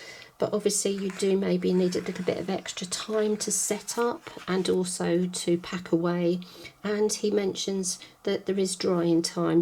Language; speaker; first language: English; native; English